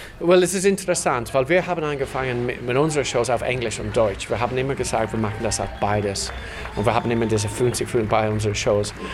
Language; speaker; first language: German; non-native, fluent; English